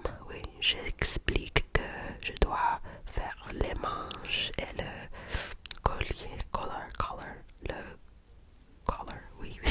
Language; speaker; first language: French; non-native, learner; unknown